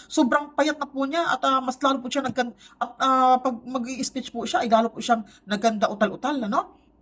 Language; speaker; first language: Filipino; non-native, local second language; Cebuano